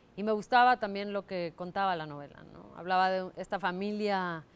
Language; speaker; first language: Spanish; native; Spanish